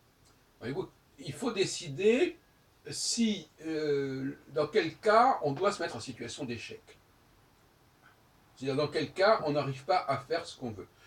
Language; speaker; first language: French; native; French